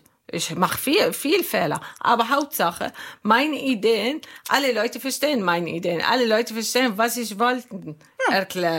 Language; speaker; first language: German; non-native, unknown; Arabic